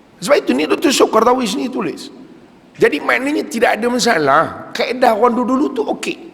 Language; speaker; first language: Malay; native; Malay